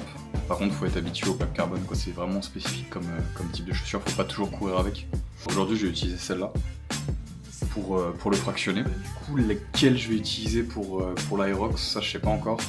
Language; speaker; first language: French; native; French